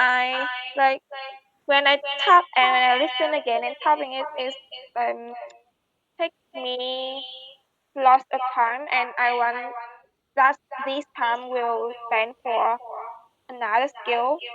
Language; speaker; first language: English; non-native, learner; Vietnamese